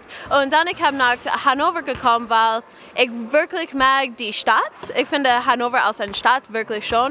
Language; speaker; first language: German; non-native, learner; English